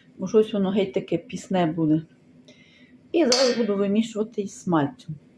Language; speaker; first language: Ukrainian; non-native, local second language; Russian